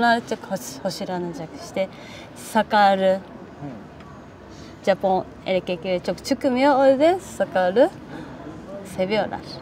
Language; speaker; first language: Turkish; non-native, learner; Japanese